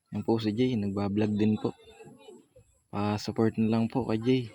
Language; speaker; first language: Filipino; native; Filipino